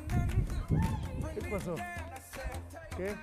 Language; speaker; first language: Portuguese; non-native, learner; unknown